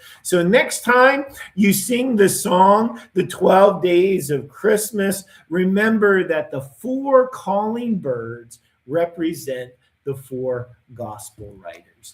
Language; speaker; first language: English; native; English